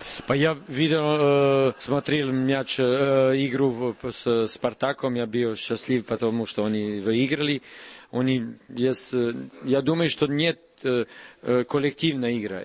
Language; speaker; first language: Russian; non-native, learner; Serbian